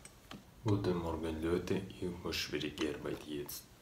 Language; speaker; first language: German; non-native, learner; Russian